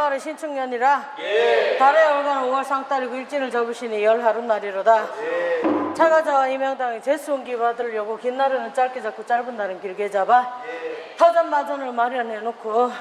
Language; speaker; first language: Korean; native; Korean